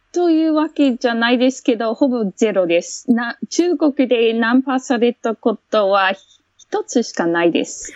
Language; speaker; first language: Japanese; non-native, fluent; English